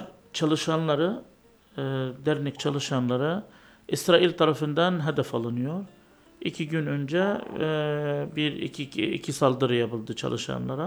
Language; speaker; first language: Turkish; non-native, learner; Arabic